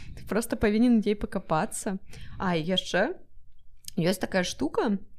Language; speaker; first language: Belarusian; non-native, local second language; Russian